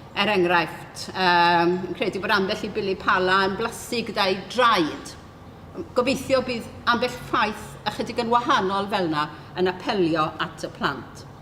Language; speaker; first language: Welsh; native; Welsh